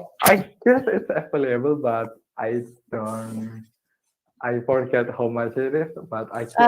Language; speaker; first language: English; non-native, learner; Indonesian